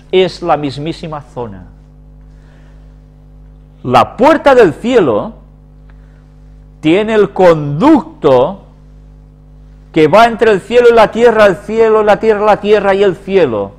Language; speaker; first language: Spanish; native; Spanish